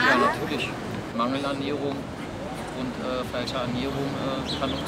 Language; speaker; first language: German; native; German